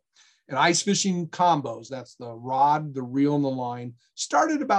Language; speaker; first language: English; native; English